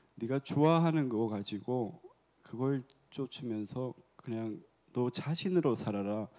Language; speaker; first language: Korean; native; Korean